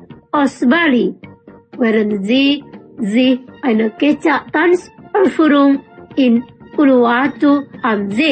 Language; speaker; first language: German; non-native, fluent; Indonesian